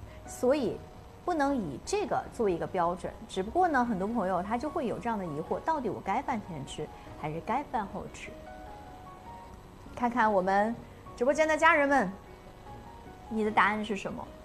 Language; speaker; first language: Chinese; native; Chinese